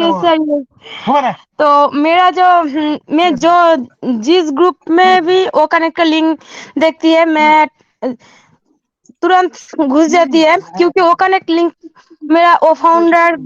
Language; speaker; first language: Hindi; non-native, learner; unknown